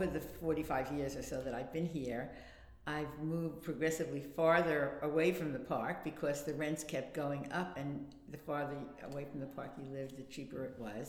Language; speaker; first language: English; native; English